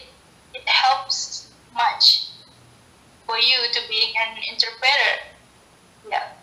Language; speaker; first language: English; non-native, learner; Indonesian